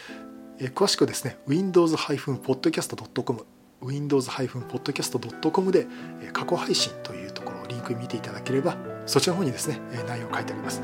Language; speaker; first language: Japanese; native; Japanese